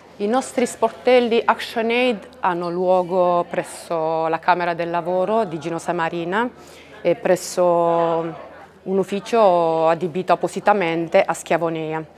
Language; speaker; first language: Italian; non-native, fluent; Romanian